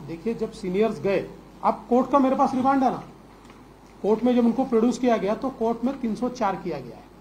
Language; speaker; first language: Hindi; non-native, local second language; Marathi